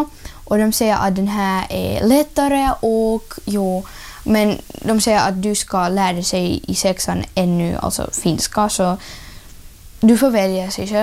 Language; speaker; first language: Swedish; non-native, learner; Ukrainian